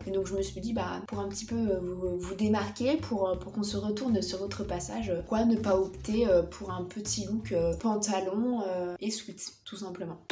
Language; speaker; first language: French; native; French